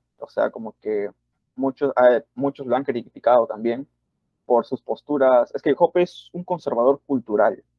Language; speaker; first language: Spanish; native; Spanish